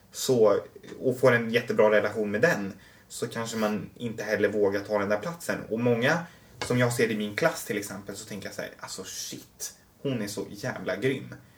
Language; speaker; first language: Swedish; native; Swedish